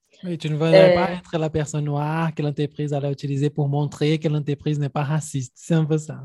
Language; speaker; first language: French; non-native, fluent; Portuguese